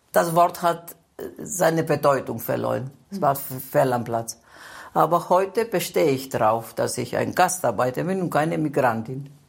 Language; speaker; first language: German; non-native, fluent; Greek